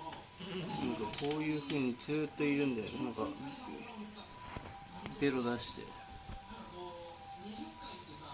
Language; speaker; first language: Japanese; native; Japanese